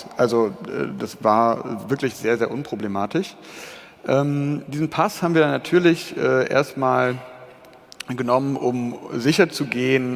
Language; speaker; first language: German; native; German